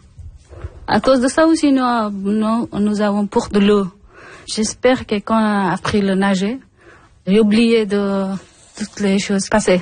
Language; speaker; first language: French; non-native, learner; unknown